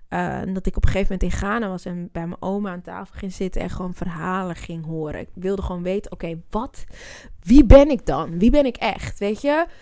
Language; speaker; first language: Dutch; native; Dutch